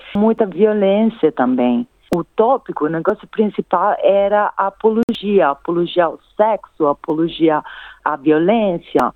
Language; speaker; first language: Portuguese; non-native, fluent; Italian